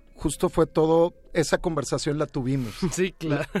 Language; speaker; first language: Spanish; native; Spanish